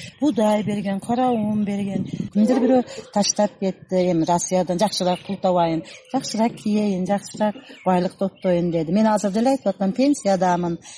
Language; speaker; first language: Kyrgyz; non-native, local second language; Uzbek